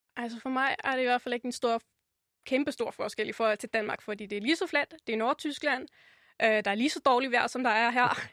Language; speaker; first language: Danish; non-native, fluent; German